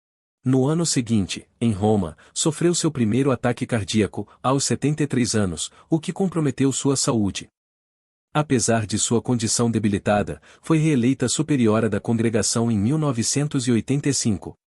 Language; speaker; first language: Portuguese; native; Portuguese